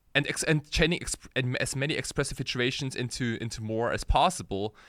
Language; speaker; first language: English; early bilingual, other home language; Japanese